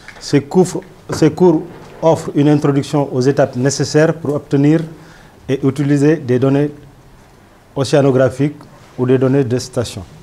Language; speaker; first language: French; non-native, local second language; Wolof